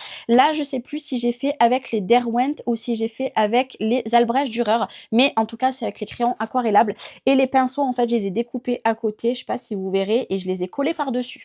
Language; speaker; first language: French; native; French